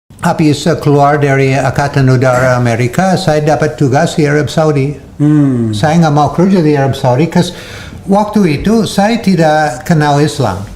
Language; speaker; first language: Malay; non-native, fluent; English